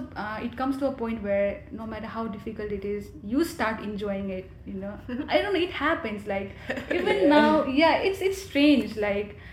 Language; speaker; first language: English; non-native, local second language; Nepali